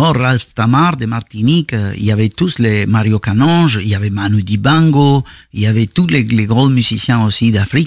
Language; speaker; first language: French; non-native, fluent; Spanish